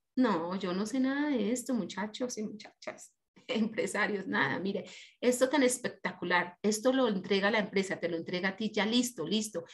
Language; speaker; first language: Spanish; native; Spanish